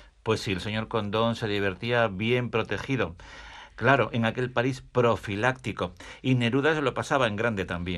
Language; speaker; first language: Spanish; native; Spanish